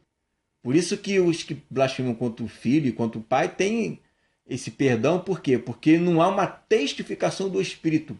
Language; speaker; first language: Portuguese; native; Portuguese